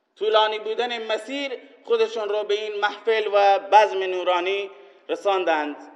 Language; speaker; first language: Persian; non-native, local second language; Baluchi